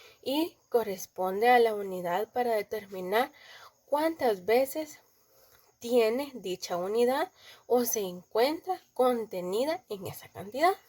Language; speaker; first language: Spanish; native; Spanish